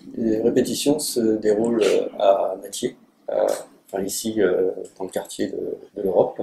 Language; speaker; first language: French; native; French